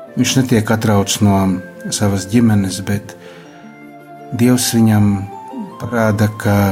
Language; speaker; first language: Latvian; native; Latvian